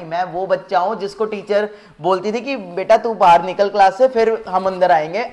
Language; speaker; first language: Hindi; native; Hindi